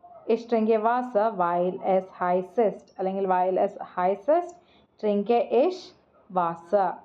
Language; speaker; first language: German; non-native, fluent; Malayalam